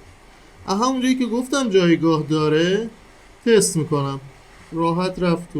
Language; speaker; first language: Persian; native; Persian